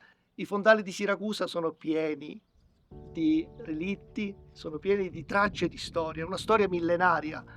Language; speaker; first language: Italian; native; Italian